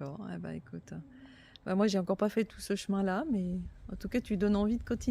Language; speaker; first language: French; native; French